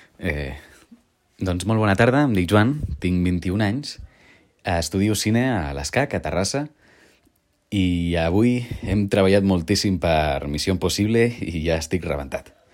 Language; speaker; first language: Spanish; native; Spanish